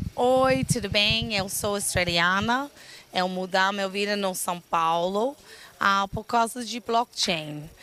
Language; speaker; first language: Portuguese; non-native, learner; English